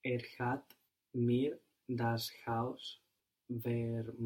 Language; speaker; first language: German; non-native, learner; English